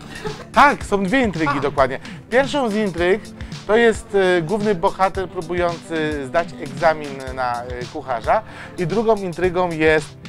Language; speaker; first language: Polish; native; Polish